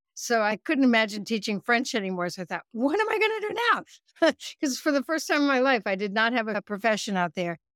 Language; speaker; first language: English; native; English